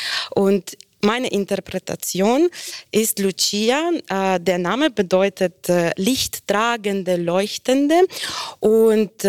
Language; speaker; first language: German; non-native, fluent; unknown